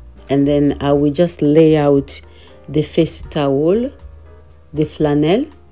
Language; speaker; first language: English; non-native, fluent; Lingala